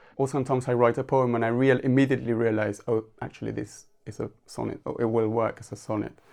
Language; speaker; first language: English; non-native, fluent; Spanish